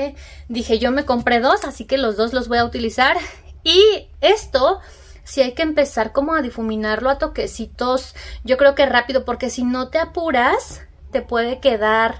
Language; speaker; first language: Spanish; native; Spanish